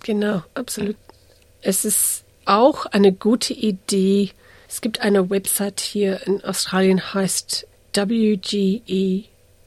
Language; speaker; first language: German; early bilingual, heritage; English